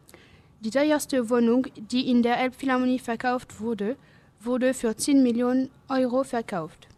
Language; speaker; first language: German; non-native, learner; French